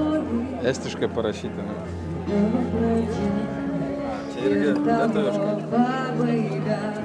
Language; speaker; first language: Lithuanian; non-native, learner; Latvian